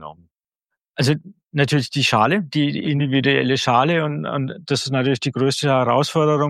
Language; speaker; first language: German; native; German